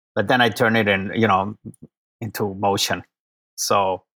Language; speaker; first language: English; non-native, fluent; Spanish